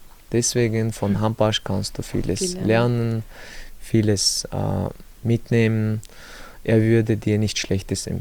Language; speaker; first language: German; non-native, learner; Chechen